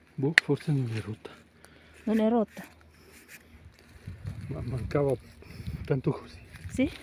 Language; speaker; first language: Italian; non-native, fluent; Thai